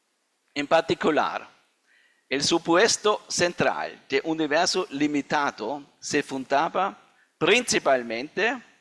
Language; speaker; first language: Spanish; non-native, fluent; German